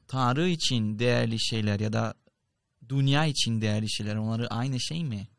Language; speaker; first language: Turkish; non-native, fluent; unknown